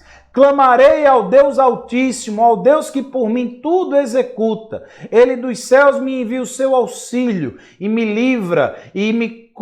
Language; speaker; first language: Portuguese; native; Portuguese